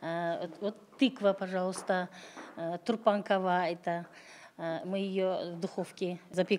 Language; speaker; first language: Russian; non-native, local second language; Uyghur